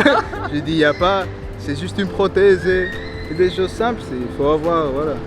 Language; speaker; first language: French; non-native, fluent; Spanish